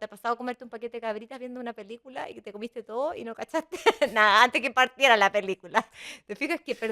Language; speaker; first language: Spanish; native; Spanish